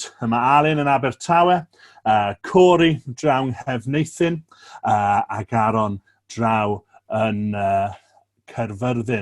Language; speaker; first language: Welsh; native; Welsh